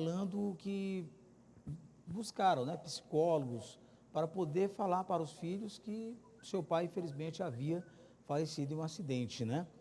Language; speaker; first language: Portuguese; native; Portuguese